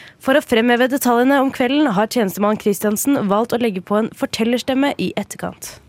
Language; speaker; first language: Norwegian; native; Norwegian